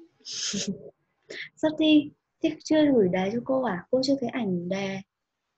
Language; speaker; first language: Vietnamese; native; Vietnamese